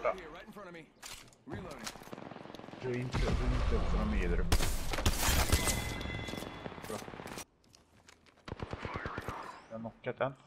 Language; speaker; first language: Swedish; native; Swedish